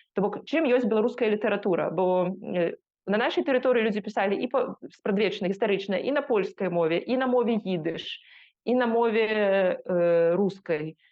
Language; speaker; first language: Belarusian; non-native, local second language; Russian